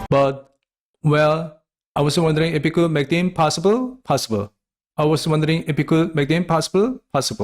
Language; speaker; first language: English; non-native, fluent; Korean